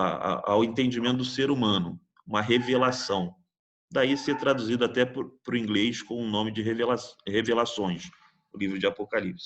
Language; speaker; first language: Portuguese; native; Portuguese